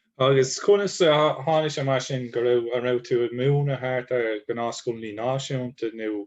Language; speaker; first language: Irish; non-native, local second language; English